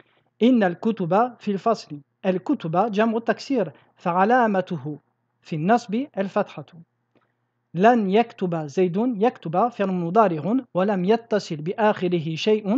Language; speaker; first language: Arabic; non-native, fluent; French